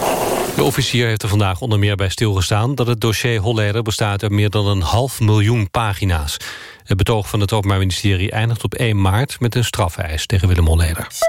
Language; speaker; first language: Dutch; native; Dutch